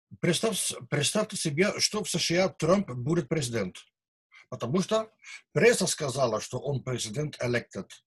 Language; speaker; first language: Russian; non-native, learner; Dutch